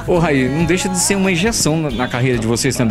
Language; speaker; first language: Portuguese; native; Portuguese